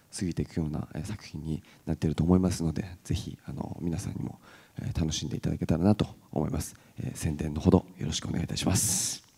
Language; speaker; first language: Japanese; native; Japanese